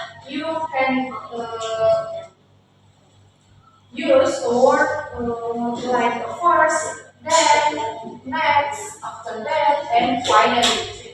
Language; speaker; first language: English; non-native, learner; Indonesian